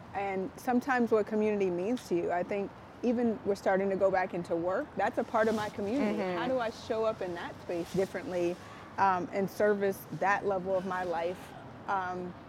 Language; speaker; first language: English; native; English